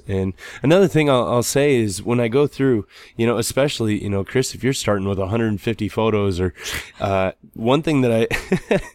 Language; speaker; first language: English; native; English